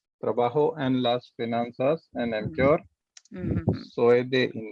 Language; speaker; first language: Spanish; non-native, learner; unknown